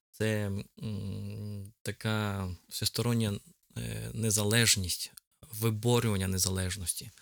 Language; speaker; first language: Ukrainian; native; Ukrainian